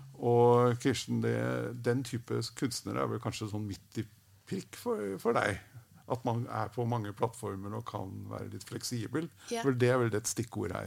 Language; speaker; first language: Norwegian; native; Norwegian